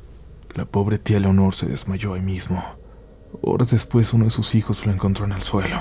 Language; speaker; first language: Spanish; native; Spanish